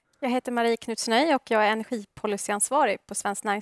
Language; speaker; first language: Swedish; native; Swedish